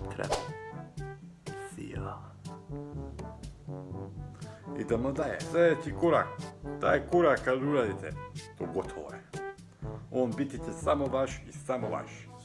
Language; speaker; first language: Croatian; non-native, local second language; Hungarian